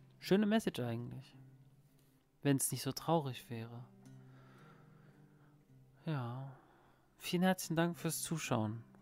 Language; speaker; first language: German; native; German